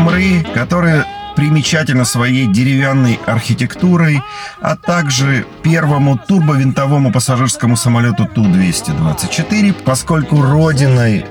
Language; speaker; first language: Russian; native; Russian